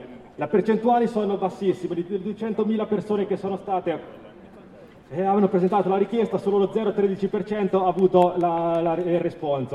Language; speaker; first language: Italian; native; Italian